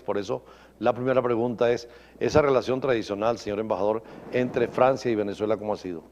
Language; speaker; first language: Spanish; native; Spanish